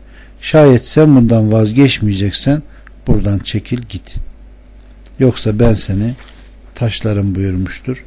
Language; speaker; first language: Turkish; native; Turkish